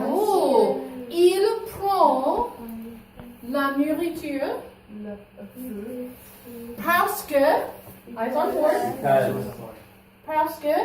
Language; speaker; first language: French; non-native, fluent; English